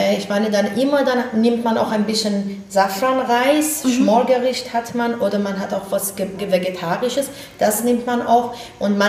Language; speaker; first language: German; non-native, fluent; Persian